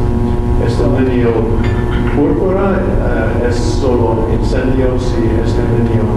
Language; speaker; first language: Spanish; non-native, learner; English